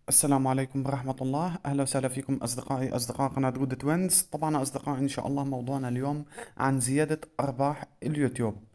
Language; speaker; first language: Arabic; native; Arabic